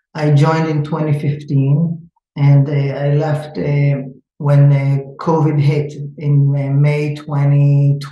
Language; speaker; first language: English; non-native, fluent; Hebrew